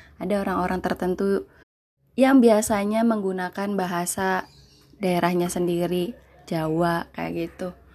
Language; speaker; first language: Indonesian; non-native, local second language; Sundanese